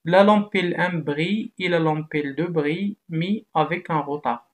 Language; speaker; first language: French; non-native, local second language; Arabic